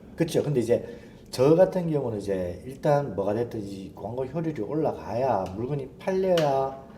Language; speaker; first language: Korean; early bilingual, heritage; Korean